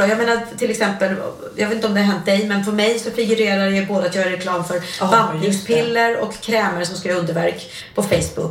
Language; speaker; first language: Swedish; native; Swedish